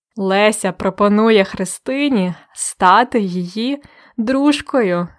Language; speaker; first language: Ukrainian; native; Ukrainian